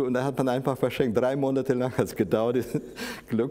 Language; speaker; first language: German; non-native, fluent; Russian